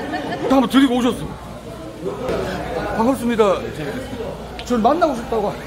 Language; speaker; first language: Korean; native; Korean